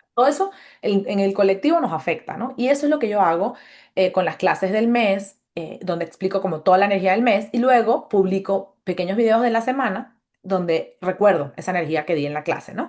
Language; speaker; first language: Spanish; native; Spanish